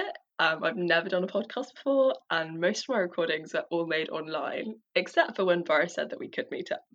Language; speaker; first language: English; native; English